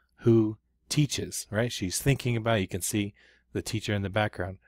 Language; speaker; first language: English; native; English